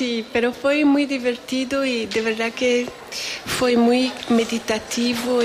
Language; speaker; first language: Spanish; non-native, fluent; Portuguese